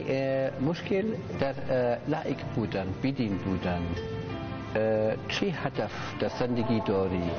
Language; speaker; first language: Persian; non-native, learner; German